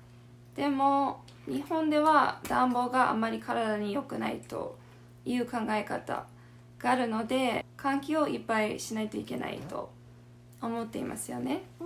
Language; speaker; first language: Japanese; non-native, fluent; English